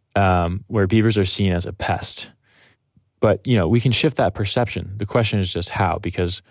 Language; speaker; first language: English; native; English